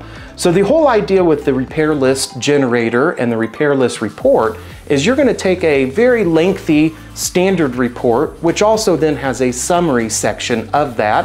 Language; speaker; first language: English; native; English